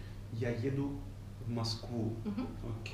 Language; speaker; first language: Russian; non-native, learner; Greek